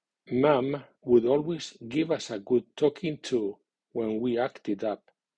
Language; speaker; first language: English; non-native, fluent; Spanish